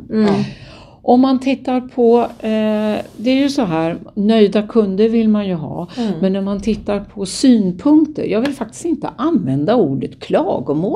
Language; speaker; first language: Swedish; native; Swedish